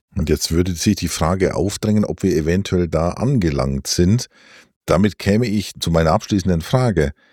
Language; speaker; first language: German; native; German